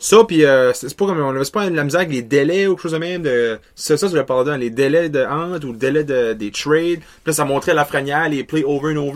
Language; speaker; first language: French; native; French